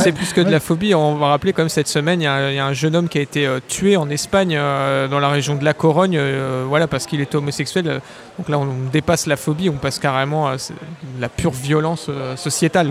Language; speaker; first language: French; native; French